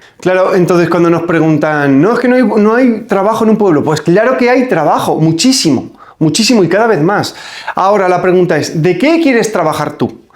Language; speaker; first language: Spanish; native; Spanish